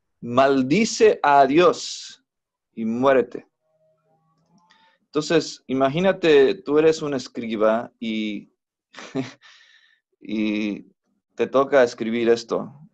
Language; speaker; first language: Spanish; non-native, fluent; English